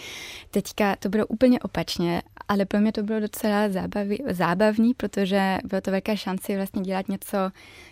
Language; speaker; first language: Czech; early bilingual, heritage; German